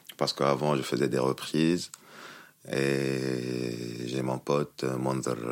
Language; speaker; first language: French; non-native, local second language; Arabic